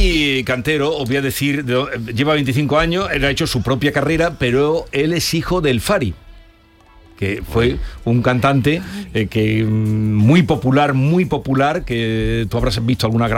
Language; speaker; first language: Spanish; native; Spanish